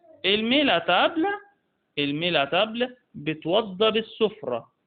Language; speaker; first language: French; non-native, fluent; Arabic